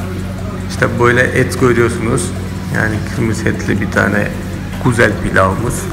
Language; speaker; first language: Turkish; non-native, fluent; Malayalam